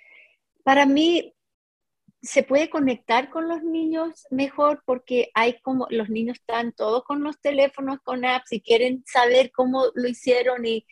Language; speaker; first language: Spanish; non-native, fluent; English